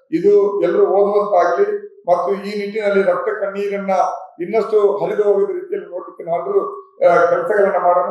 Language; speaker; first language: Kannada; non-native, local second language; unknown